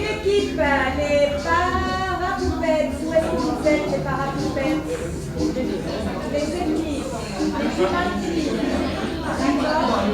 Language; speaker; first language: French; non-native, fluent; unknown